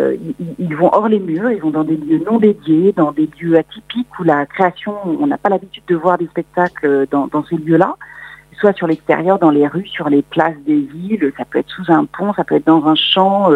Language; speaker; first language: French; native; French